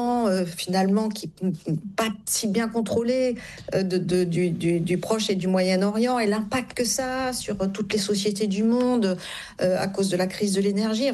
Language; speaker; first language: French; native; French